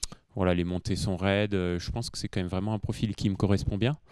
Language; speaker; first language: French; native; French